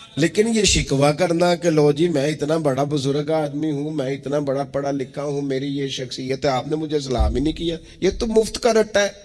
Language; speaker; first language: Urdu; non-native, local second language; Punjabi